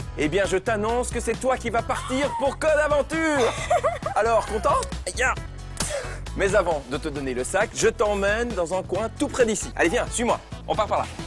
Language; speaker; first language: French; native; French